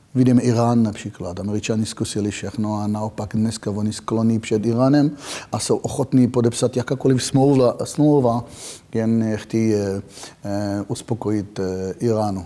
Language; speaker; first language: Czech; non-native, fluent; Hebrew